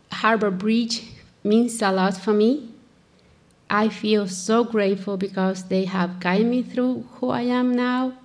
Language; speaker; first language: English; non-native, learner; Spanish